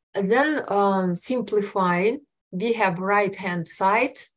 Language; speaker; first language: English; non-native, fluent; Russian